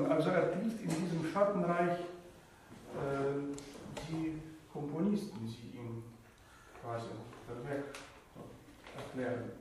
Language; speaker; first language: German; non-native, fluent; Russian